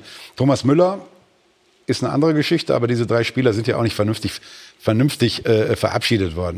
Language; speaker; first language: German; native; German